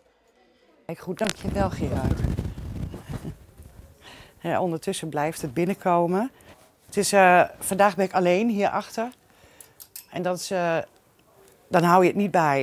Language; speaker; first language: Dutch; native; Dutch